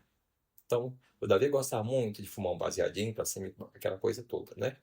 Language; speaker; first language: Portuguese; native; Portuguese